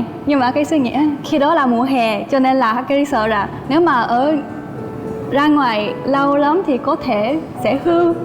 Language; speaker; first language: Vietnamese; non-native, learner; Japanese